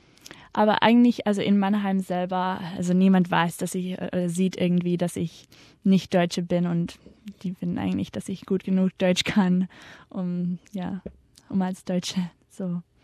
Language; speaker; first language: German; early bilingual, heritage; German